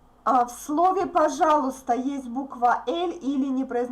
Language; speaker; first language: Russian; native; Russian